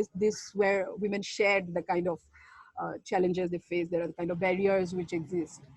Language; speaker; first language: English; non-native, local second language; Assamese